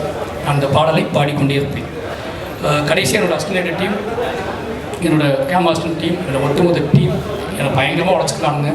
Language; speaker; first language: Tamil; native; Tamil